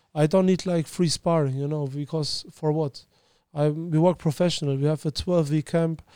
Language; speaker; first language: English; early bilingual, other home language; Albanian